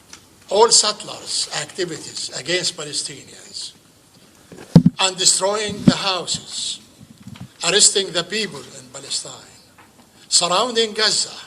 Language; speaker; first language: English; non-native, fluent; Arabic